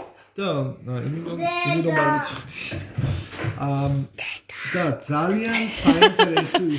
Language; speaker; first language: Georgian; non-native, learner; German